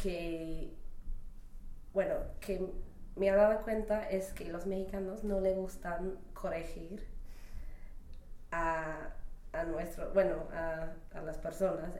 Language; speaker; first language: Spanish; non-native, fluent; English